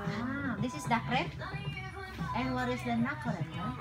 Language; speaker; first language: Dutch; non-native, learner; Filipino